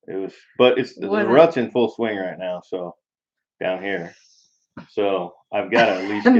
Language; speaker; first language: English; native; English